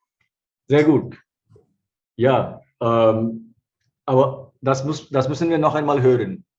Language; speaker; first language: German; non-native, fluent; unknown